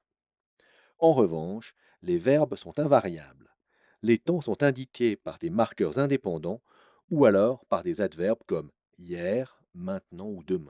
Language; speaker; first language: French; native; French